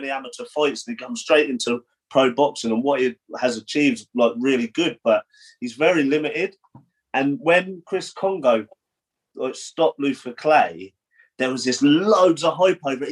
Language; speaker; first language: English; native; English